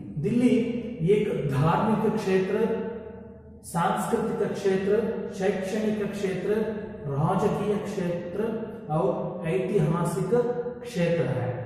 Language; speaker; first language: Hindi; non-native, local second language; Kannada